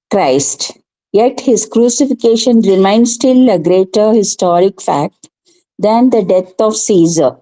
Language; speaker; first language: English; non-native, local second language; Tamil